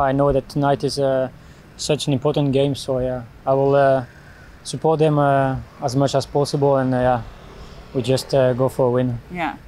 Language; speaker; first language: English; non-native, learner; French